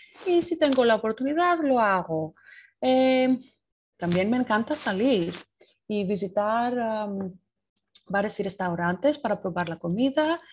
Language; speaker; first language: Spanish; non-native, fluent; Greek